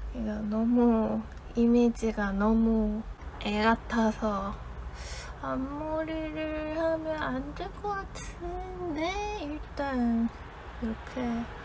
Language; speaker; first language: Korean; non-native, fluent; Chinese